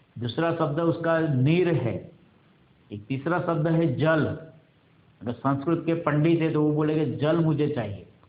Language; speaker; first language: Hindi; non-native, local second language; Gujarati